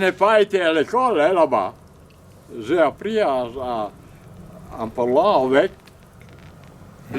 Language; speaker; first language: French; non-native, fluent; Italian